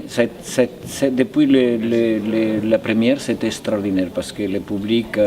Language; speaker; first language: French; non-native, fluent; Spanish